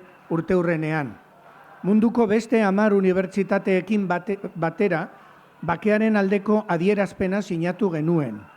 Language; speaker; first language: Basque; native; Basque